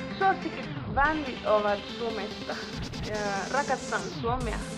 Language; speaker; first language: Finnish; non-native, learner; Spanish